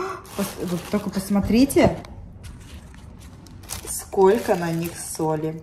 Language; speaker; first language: Russian; native; Russian